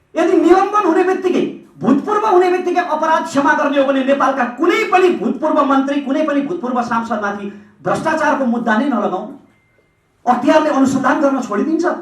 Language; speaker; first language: Nepali; native; Nepali